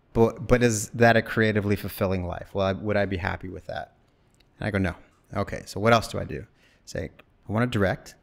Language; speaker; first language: English; native; English